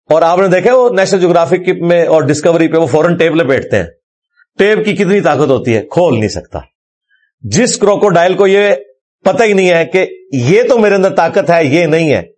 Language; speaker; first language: Urdu; non-native, local second language; Punjabi